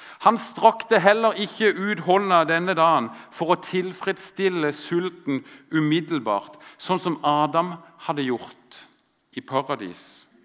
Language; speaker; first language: Norwegian; native; Norwegian